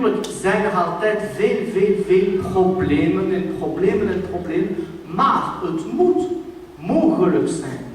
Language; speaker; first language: Dutch; non-native, local second language; French